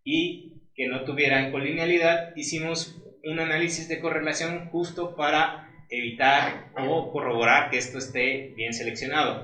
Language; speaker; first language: Spanish; native; Spanish